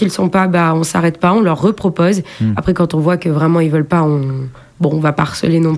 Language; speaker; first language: French; native; French